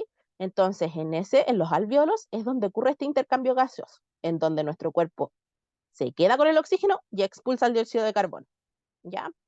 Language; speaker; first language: Spanish; native; Spanish